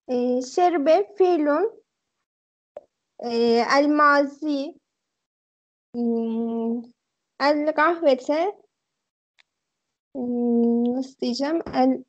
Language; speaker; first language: Turkish; native; Turkish